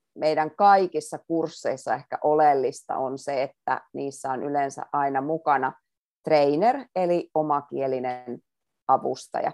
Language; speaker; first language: Finnish; native; Finnish